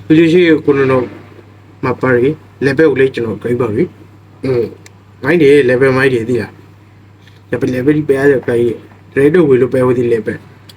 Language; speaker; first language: Burmese; native; Burmese